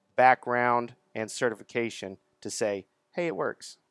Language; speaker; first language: English; native; English